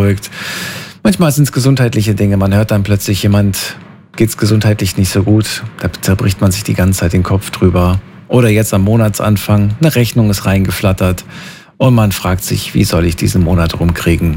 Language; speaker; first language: German; native; German